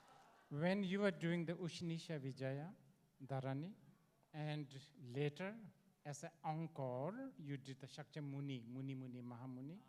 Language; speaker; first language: English; non-native, learner; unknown